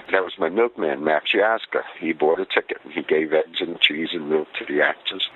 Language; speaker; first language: English; native; English